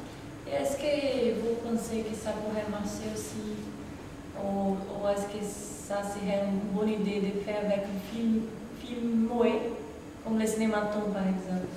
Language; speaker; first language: French; non-native, fluent; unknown